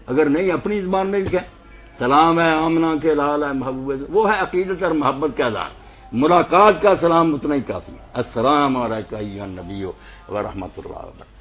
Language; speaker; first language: Urdu; non-native, local second language; Punjabi